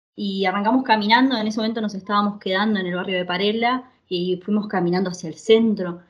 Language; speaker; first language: Spanish; native; Spanish